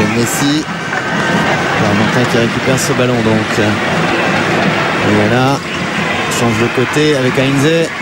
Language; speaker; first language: French; native; French